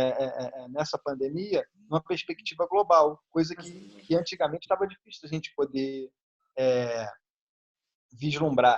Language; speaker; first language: Portuguese; native; Portuguese